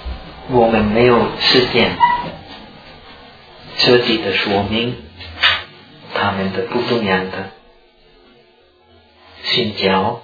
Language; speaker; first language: Chinese; non-native, fluent; Czech